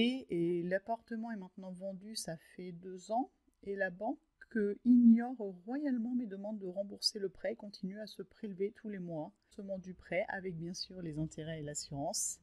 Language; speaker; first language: French; native; French